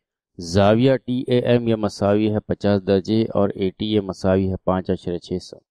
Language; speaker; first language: Urdu; native; Urdu